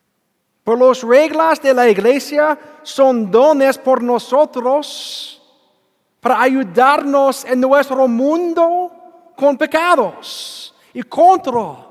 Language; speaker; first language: Spanish; non-native, learner; English